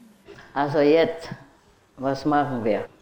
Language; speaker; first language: German; non-native, learner; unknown